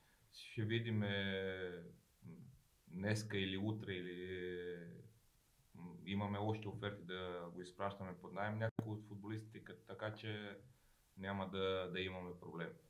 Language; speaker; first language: Bulgarian; non-native, fluent; Romanian